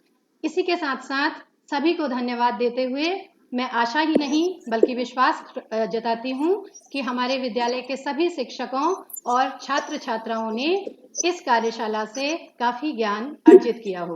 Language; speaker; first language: Hindi; native; Hindi